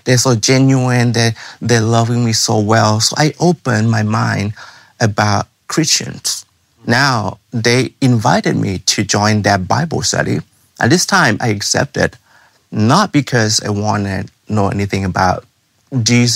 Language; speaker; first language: English; non-native, fluent; Thai